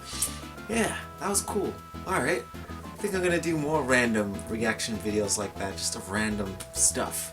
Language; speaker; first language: English; native; English